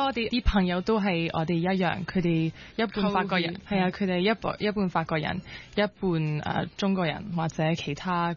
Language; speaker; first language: Cantonese; early bilingual, heritage; French